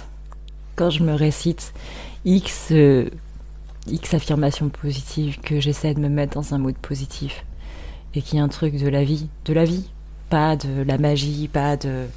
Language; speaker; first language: French; native; French